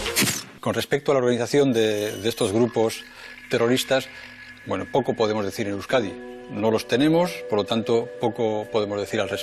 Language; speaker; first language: Spanish; native; Spanish